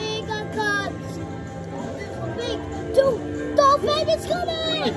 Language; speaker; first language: English; non-native, local second language; Filipino